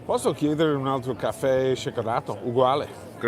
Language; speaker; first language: Italian; non-native, fluent; English